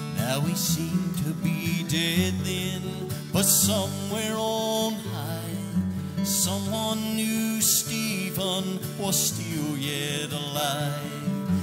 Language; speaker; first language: English; native; English